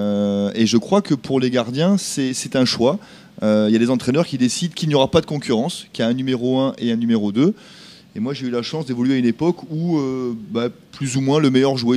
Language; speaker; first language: French; native; French